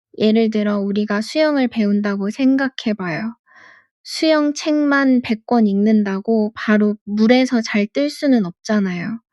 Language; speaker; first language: Korean; non-native, fluent; Arabic